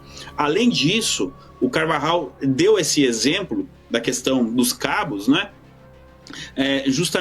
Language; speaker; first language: Portuguese; native; Portuguese